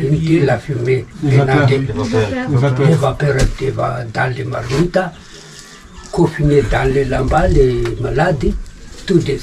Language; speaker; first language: French; non-native, learner; Malagasy